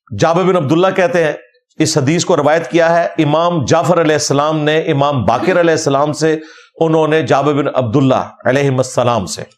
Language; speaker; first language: Urdu; non-native, local second language; Punjabi